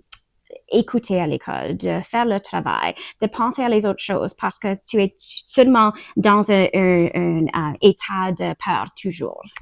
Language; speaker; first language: French; non-native, learner; English